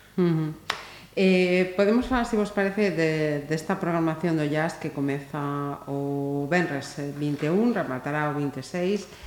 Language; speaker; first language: Galician; native; Galician